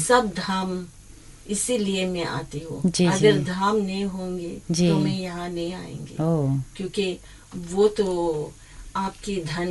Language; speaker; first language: Hindi; early bilingual, heritage; English